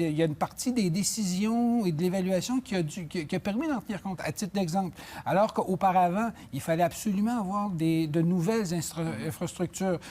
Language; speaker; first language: French; native; French